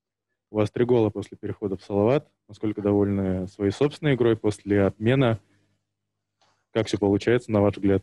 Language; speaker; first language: Russian; native; Russian